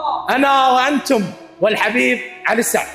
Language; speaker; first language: Arabic; native; Arabic